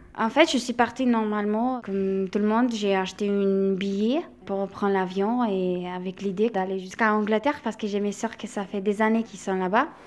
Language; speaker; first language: French; non-native, fluent; Albanian